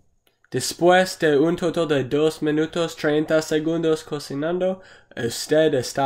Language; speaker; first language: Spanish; non-native, learner; English